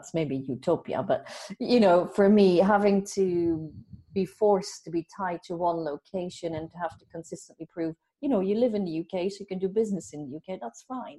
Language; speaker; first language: English; native; English